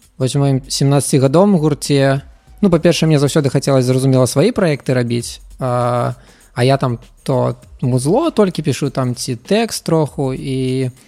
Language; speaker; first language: Belarusian; non-native, local second language; Russian